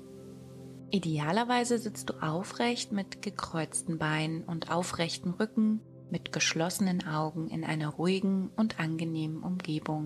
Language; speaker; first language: German; native; German